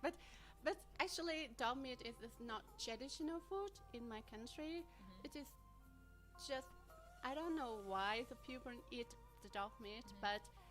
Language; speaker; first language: English; non-native, learner; Vietnamese